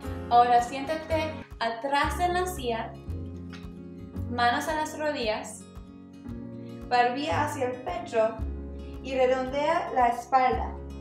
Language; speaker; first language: Spanish; non-native, learner; English